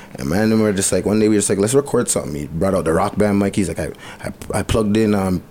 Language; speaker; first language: English; native; English